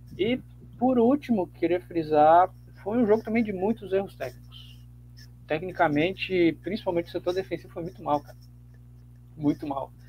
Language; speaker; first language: Portuguese; native; Portuguese